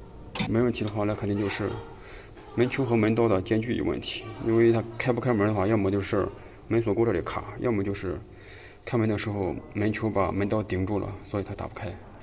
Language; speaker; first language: Chinese; native; Chinese